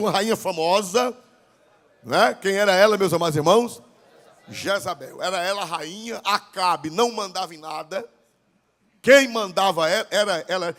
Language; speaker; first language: Portuguese; native; Portuguese